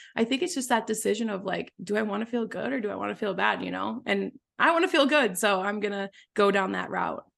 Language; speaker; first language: English; native; English